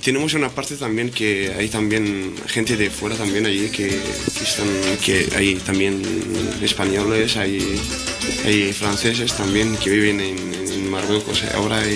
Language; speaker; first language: Spanish; non-native, fluent; Berber languages